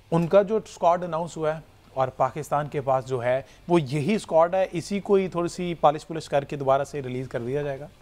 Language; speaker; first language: Urdu; non-native, local second language; Punjabi